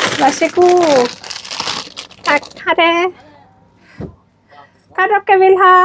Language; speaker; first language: Norwegian; non-native, learner; Thai